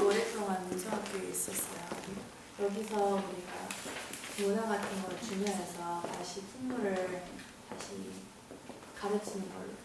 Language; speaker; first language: Korean; early bilingual, heritage; Korean